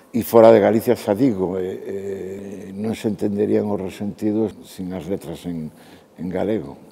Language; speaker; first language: Galician; non-native, local second language; Spanish